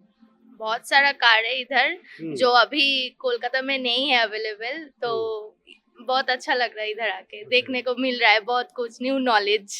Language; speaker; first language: Hindi; non-native, local second language; Bangla